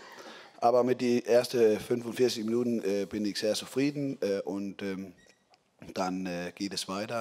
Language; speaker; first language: German; non-native, fluent; Danish